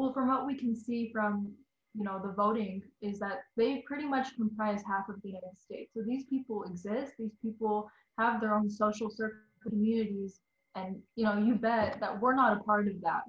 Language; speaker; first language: English; native; English